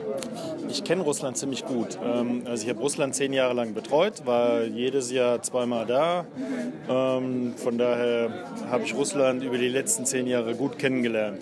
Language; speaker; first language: German; native; German